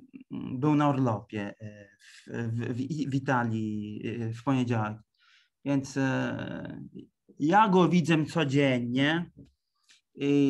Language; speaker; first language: Polish; early bilingual, heritage; Italian